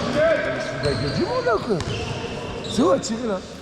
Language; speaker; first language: French; native; French